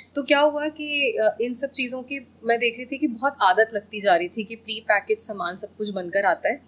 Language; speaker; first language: Hindi; native; Hindi